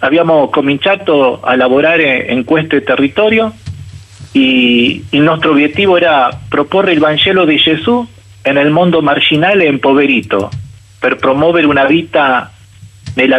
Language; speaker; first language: Italian; non-native, fluent; Spanish